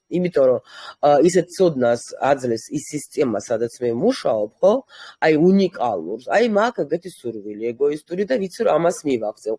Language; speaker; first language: Georgian; early bilingual, heritage; Georgian